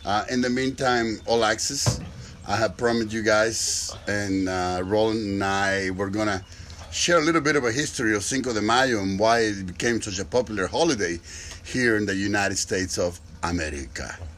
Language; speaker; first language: English; non-native, fluent; Spanish